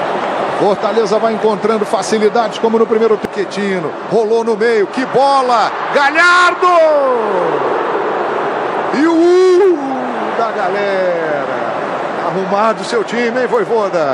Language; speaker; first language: Portuguese; native; Portuguese